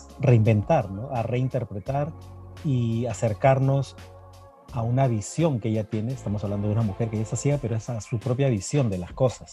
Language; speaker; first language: Spanish; native; Spanish